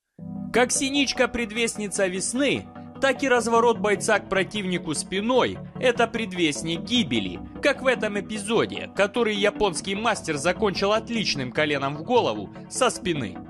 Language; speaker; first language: Russian; native; Russian